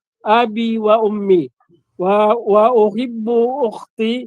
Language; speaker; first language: Arabic; non-native, learner; Filipino